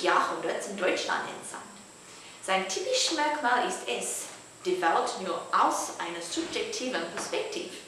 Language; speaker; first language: German; non-native, learner; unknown